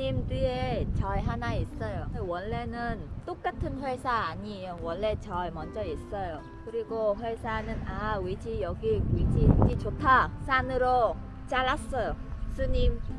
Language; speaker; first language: Korean; non-native, learner; Vietnamese